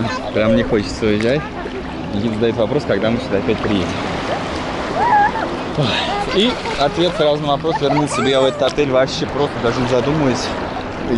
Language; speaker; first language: Russian; native; Russian